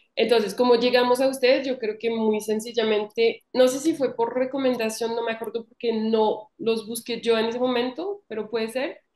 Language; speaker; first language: Spanish; non-native, fluent; French